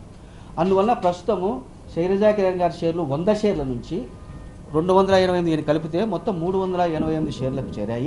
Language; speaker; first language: Telugu; native; Telugu